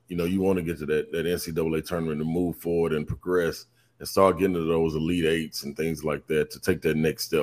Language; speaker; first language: English; native; English